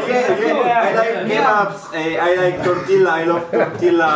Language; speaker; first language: English; non-native, learner; Polish